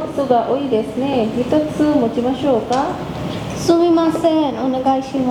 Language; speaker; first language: Japanese; non-native, learner; Bangla